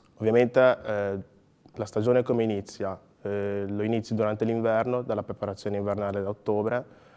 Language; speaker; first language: Italian; early bilingual, other home language; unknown